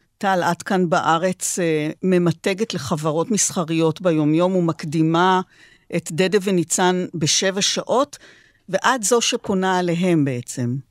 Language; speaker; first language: Hebrew; native; Hebrew